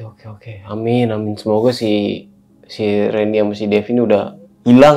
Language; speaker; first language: Indonesian; native; Indonesian